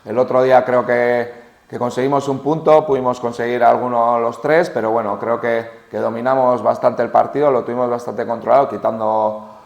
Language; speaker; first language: Spanish; native; Spanish